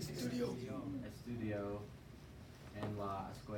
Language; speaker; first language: Spanish; non-native, learner; English